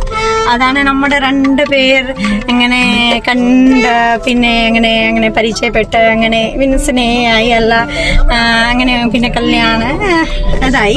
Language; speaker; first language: Malayalam; non-native, local second language; Hindi